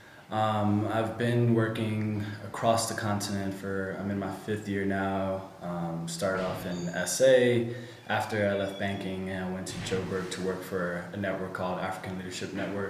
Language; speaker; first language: English; native; English